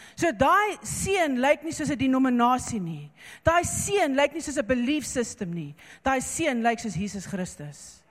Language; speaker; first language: Afrikaans; non-native, local second language; English